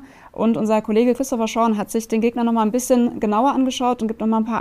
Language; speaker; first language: German; native; German